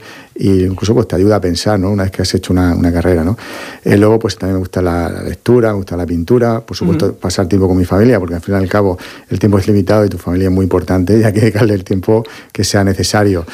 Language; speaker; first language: Spanish; native; Spanish